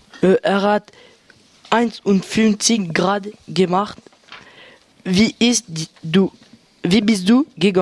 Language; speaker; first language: German; non-native, learner; French